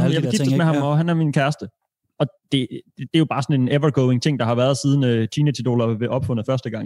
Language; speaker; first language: Danish; native; Danish